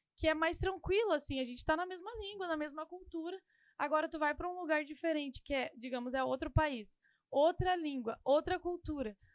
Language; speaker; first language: Portuguese; native; Portuguese